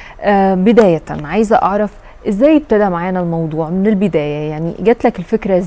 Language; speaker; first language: Arabic; native; Arabic